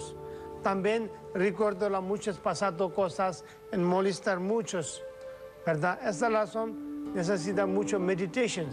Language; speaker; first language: Spanish; non-native, learner; Tibetan